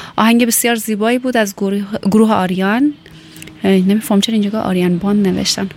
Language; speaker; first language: Persian; native; Persian